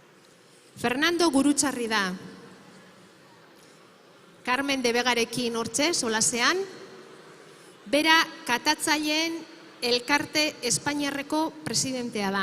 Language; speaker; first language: Basque; native; Basque